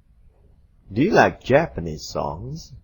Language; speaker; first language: English; non-native, fluent; Indonesian